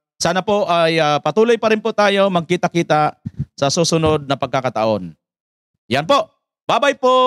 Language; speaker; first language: Filipino; native; Filipino